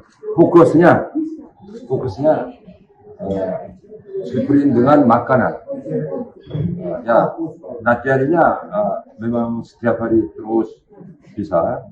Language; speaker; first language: Indonesian; non-native, learner; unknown